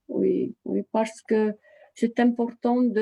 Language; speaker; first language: French; non-native, fluent; Romanian